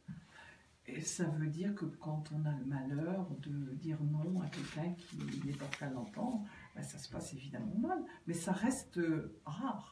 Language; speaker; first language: French; native; French